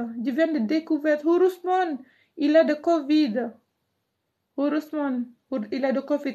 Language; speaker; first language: French; non-native, learner; Indonesian